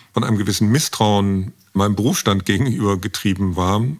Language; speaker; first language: German; native; German